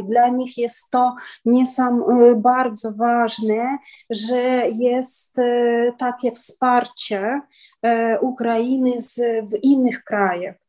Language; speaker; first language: Polish; non-native, learner; Ukrainian